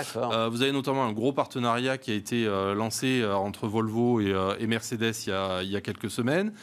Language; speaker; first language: French; native; French